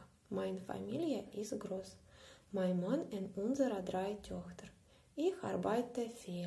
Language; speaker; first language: German; non-native, learner; Ukrainian